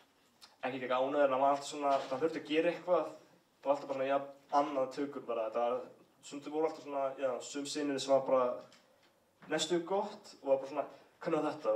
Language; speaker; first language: Icelandic; early bilingual, heritage; English